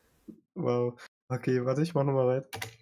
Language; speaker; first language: German; native; German